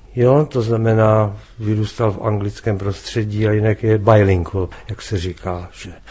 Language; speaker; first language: Czech; native; Czech